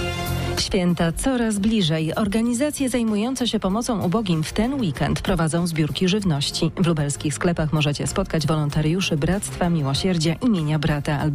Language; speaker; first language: Polish; native; Polish